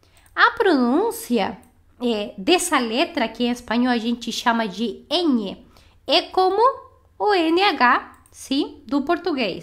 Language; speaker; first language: Portuguese; non-native, fluent; Spanish